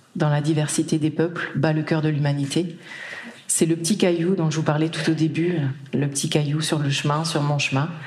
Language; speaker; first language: French; native; French